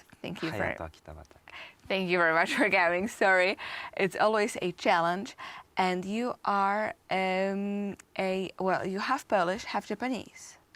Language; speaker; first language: English; non-native, fluent; Polish